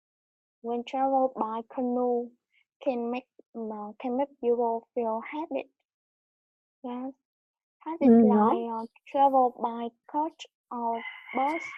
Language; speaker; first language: English; non-native, learner; Vietnamese